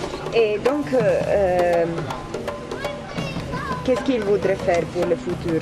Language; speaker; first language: French; non-native, fluent; Italian